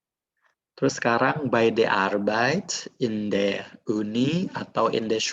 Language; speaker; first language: German; non-native, fluent; Indonesian